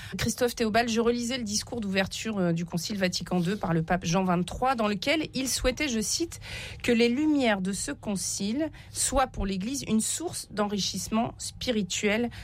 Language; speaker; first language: French; native; French